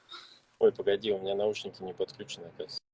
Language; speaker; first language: Russian; native; Russian